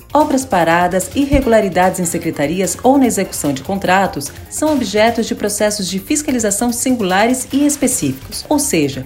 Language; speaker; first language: Portuguese; native; Portuguese